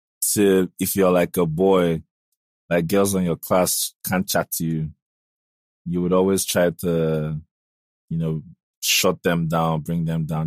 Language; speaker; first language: English; non-native, local second language; Igbo